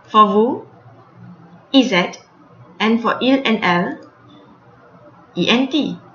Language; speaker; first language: French; non-native, fluent; Malay